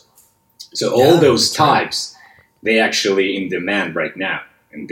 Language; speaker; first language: English; non-native, fluent; Russian